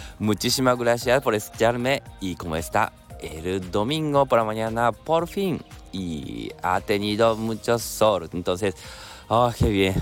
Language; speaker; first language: Spanish; non-native, learner; Japanese